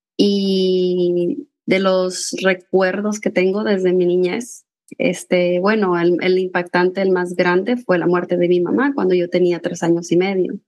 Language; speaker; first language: Spanish; native; Spanish